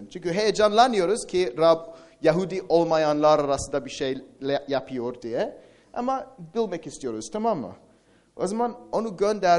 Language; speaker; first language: Turkish; non-native, fluent; English